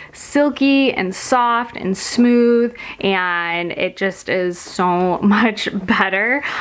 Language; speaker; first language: English; native; English